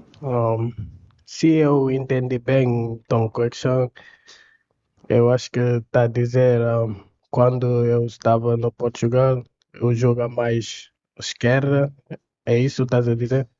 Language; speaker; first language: Portuguese; non-native, learner; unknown